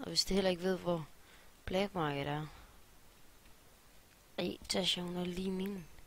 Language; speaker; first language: Danish; native; Danish